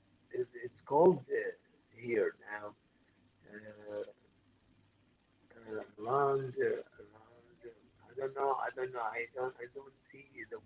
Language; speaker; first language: English; non-native, learner; Arabic